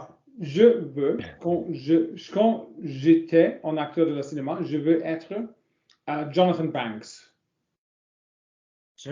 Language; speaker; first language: French; non-native, learner; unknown